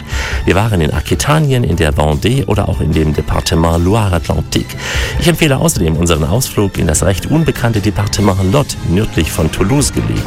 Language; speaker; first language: German; native; German